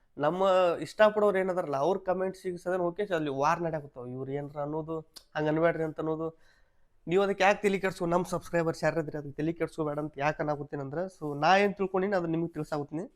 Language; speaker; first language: Kannada; native; Kannada